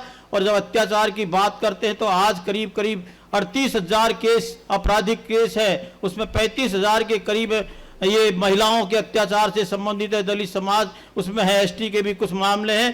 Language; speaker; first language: Hindi; native; Hindi